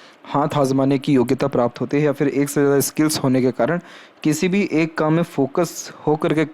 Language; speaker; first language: Hindi; native; Hindi